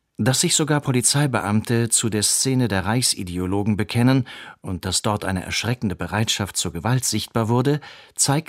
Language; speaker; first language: German; native; German